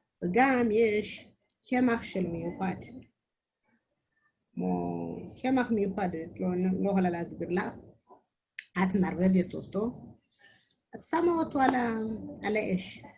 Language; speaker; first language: Hebrew; non-native, learner; Amharic